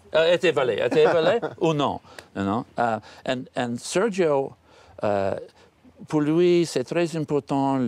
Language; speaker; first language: French; non-native, learner; English